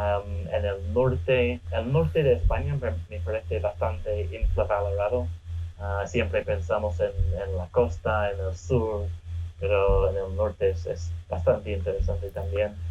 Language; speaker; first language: Spanish; non-native, fluent; English